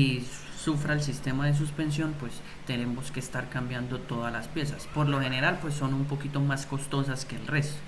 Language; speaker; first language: Spanish; native; Spanish